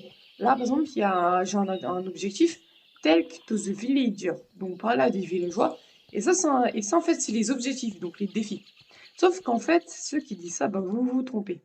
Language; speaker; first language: French; native; French